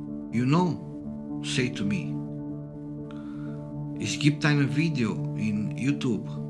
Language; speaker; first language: German; non-native, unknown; Romanian